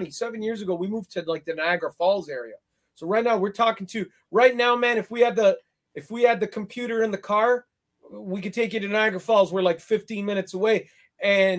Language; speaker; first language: English; native; English